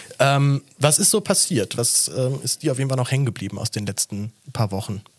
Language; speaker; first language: German; native; German